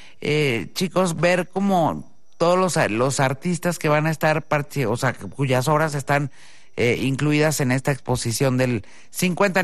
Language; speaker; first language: Spanish; native; Spanish